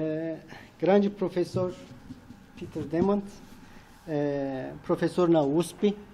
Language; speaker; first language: Portuguese; non-native, fluent; Turkish